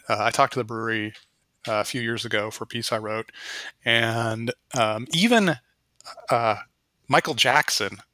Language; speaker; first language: English; native; English